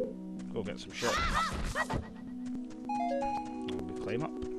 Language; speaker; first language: English; native; English